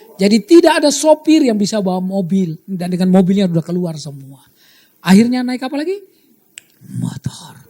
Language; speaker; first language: Indonesian; native; Indonesian